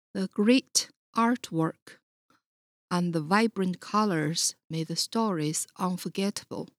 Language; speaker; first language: English; non-native, fluent; Chinese